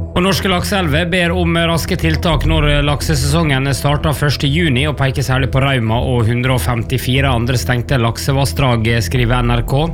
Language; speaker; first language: Norwegian; native; Norwegian